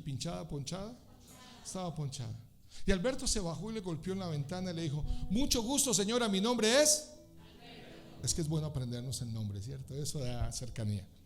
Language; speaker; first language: Spanish; native; Spanish